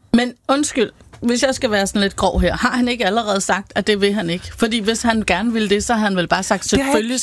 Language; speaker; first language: Danish; native; Danish